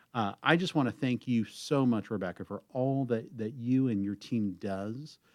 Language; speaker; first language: English; native; English